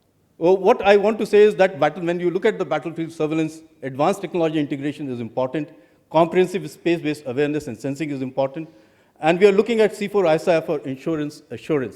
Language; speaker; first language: English; non-native, local second language; Hindi